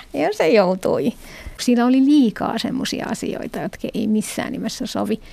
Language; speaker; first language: Finnish; non-native, fluent; Arabic